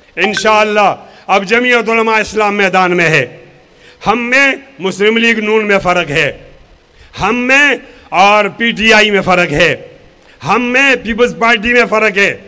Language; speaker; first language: Urdu; non-native, local second language; Pashto